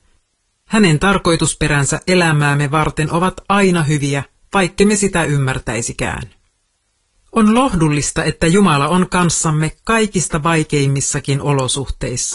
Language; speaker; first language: Finnish; native; Finnish